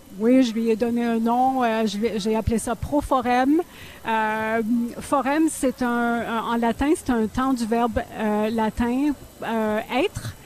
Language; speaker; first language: French; native; French